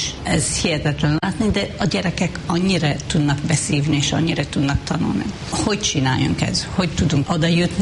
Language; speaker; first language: Hungarian; non-native, fluent; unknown